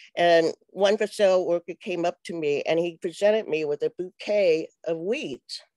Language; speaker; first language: English; native; English